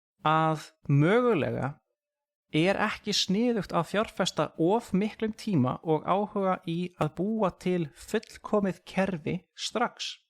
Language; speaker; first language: Icelandic; non-native, fluent; English